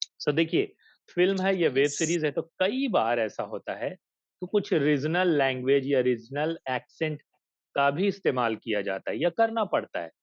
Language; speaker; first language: Hindi; native; Hindi